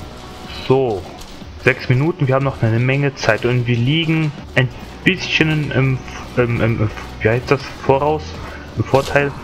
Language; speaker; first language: German; native; German